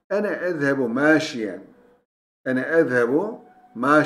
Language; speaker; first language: Arabic; non-native, fluent; Turkish